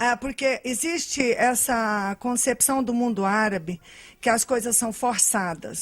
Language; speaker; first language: Portuguese; early bilingual, other home language; Arabic